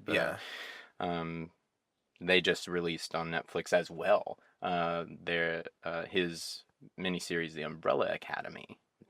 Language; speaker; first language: English; native; English